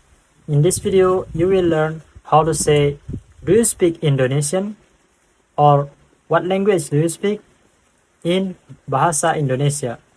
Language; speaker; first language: English; non-native, fluent; Indonesian